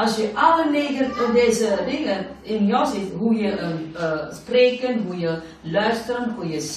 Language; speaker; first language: Dutch; non-native, learner; Indonesian